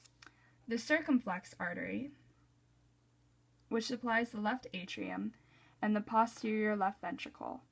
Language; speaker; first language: English; native; English